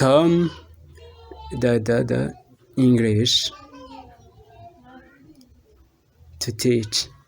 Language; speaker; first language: English; non-native, fluent; Rundi